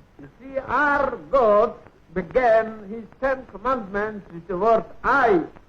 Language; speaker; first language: English; non-native, fluent; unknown